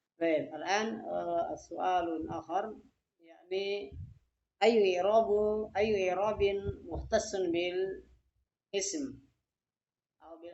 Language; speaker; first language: Arabic; non-native, fluent; Indonesian